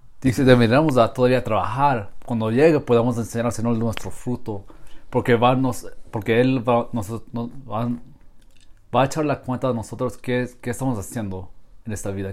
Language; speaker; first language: Spanish; non-native, learner; English